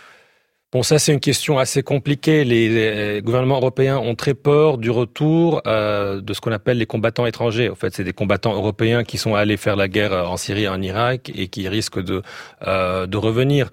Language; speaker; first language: French; native; French